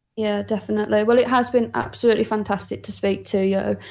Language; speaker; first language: English; native; English